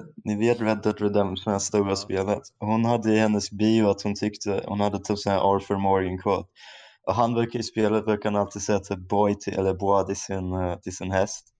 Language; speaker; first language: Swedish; non-native, fluent; German